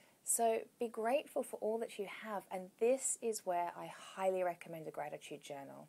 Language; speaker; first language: English; native; English